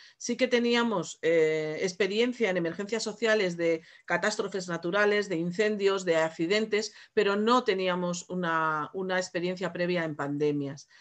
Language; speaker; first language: Spanish; native; Spanish